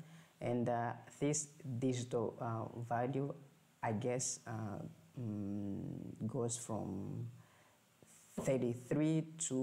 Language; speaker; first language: English; non-native, fluent; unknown